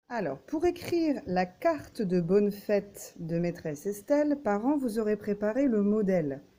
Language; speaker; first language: French; native; French